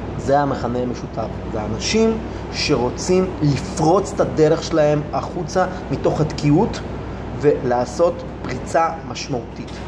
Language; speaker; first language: Hebrew; early bilingual, other home language; Russian